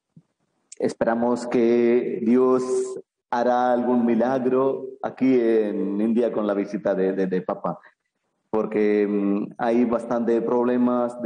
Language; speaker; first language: Spanish; non-native, fluent; Malayalam